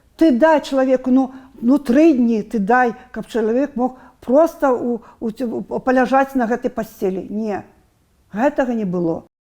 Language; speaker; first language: Belarusian; non-native, local second language; Russian